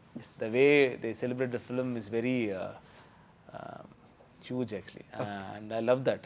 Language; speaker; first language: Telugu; non-native, learner; Tamil